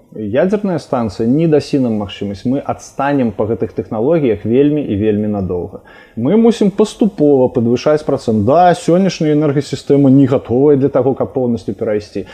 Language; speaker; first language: Belarusian; non-native, local second language; Russian